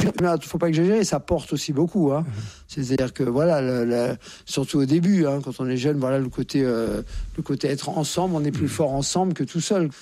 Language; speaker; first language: French; native; French